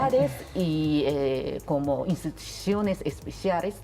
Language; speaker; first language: Spanish; non-native, learner; Japanese